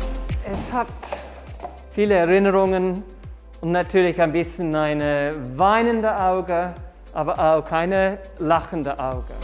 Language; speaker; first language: German; non-native, fluent; English